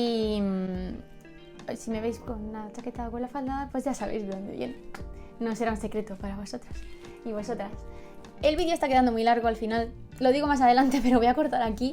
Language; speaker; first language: Spanish; native; Spanish